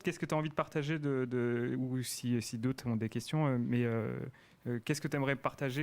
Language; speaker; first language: French; native; French